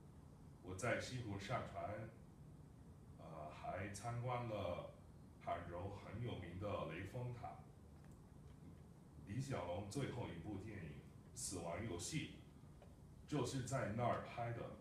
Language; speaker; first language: Chinese; non-native, fluent; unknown